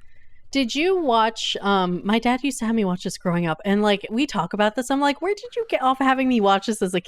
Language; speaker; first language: English; native; English